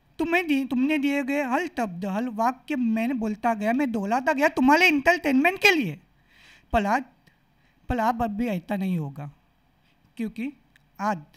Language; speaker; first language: Hindi; non-native, local second language; Marathi